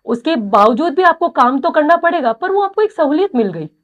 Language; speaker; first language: Hindi; native; Hindi